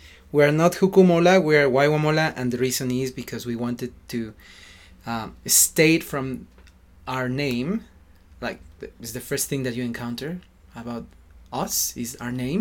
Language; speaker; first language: English; non-native, fluent; Spanish